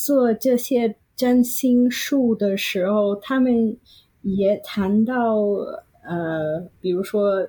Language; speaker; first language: Chinese; non-native, fluent; Vietnamese